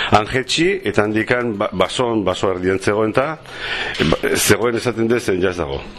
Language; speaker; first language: Basque; non-native, local second language; Spanish